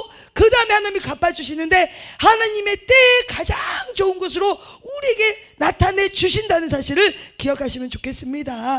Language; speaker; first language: Korean; native; Korean